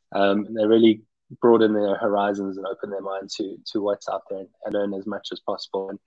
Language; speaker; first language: English; native; English